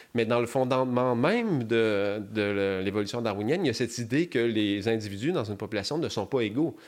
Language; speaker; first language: French; native; French